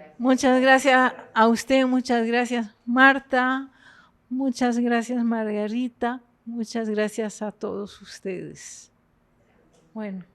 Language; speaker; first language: Spanish; non-native, fluent; French